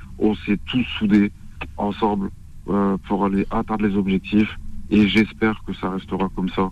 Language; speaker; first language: French; early bilingual, other home language; Arabic